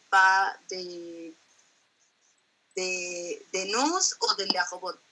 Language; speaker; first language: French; non-native, learner; Spanish